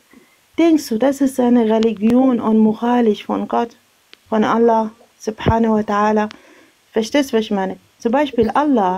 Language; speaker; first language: German; non-native, learner; Arabic